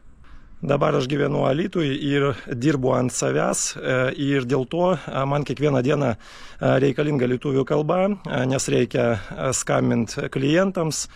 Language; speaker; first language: Lithuanian; non-native, fluent; Russian